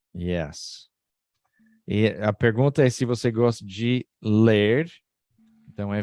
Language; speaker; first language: Portuguese; non-native, fluent; English